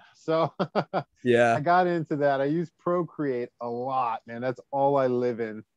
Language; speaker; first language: English; native; English